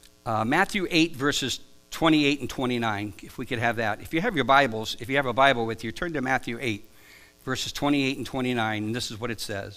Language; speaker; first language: English; native; English